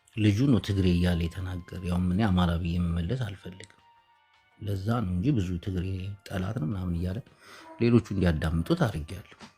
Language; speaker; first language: Amharic; non-native, local second language; Tigrinya